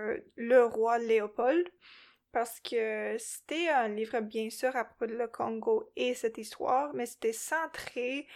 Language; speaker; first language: French; non-native, local second language; English